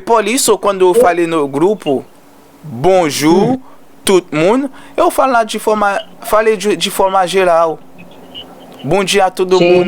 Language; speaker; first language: Portuguese; non-native, learner; Haitian Creole